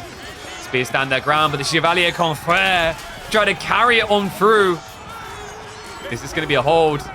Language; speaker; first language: English; native; English